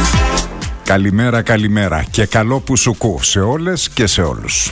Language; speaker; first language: Greek; native; Greek